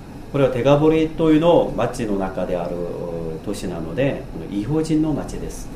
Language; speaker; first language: Japanese; non-native, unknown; Korean